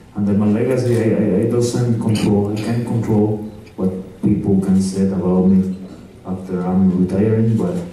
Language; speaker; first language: English; non-native, fluent; Spanish